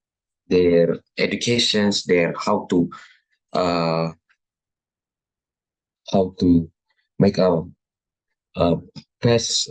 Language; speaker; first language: English; non-native, learner; Indonesian